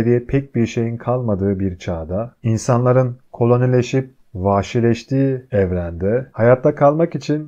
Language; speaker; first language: Turkish; native; Turkish